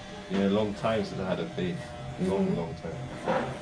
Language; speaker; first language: English; native; English